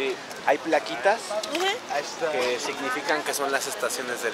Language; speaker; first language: Spanish; native; Spanish